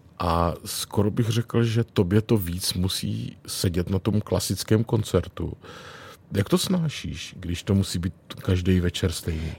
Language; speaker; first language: Czech; native; Czech